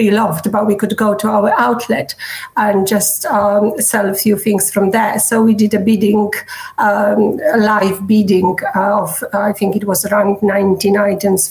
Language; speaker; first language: English; non-native, fluent; Polish